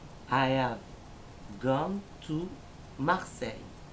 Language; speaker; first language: English; non-native, learner; French